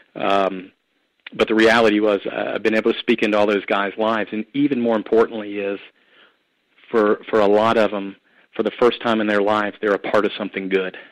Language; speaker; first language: English; native; English